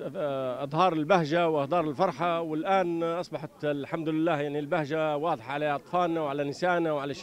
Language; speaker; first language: Arabic; native; Arabic